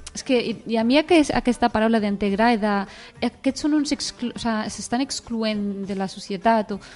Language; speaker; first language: Catalan; early bilingual, other home language; Arabic